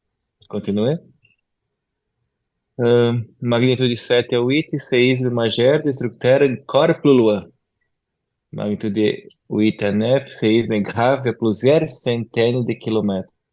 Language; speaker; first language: French; non-native, learner; Portuguese